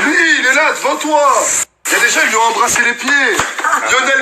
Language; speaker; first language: French; native; French